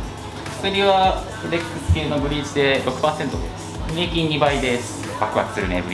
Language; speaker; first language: Japanese; native; Japanese